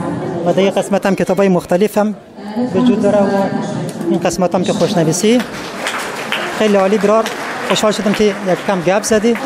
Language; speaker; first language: Persian; native; Persian